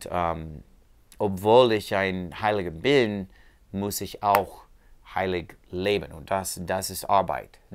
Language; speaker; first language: German; non-native, learner; English